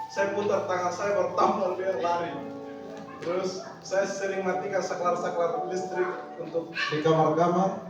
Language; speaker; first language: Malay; non-native, local second language; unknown